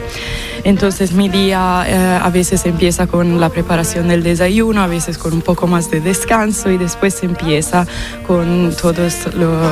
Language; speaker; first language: Spanish; non-native, fluent; Italian